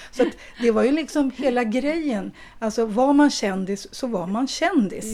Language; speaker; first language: Swedish; native; Swedish